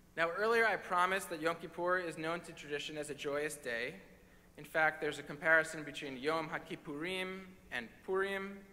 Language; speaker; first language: English; native; English